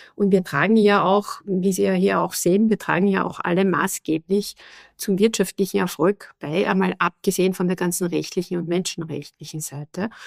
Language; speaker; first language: German; native; German